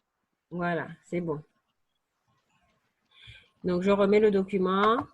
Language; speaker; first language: French; native; French